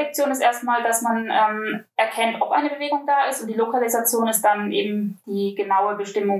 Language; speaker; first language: German; native; German